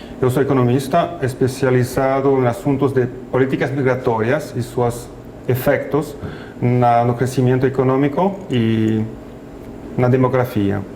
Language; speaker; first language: Portuguese; non-native, fluent; French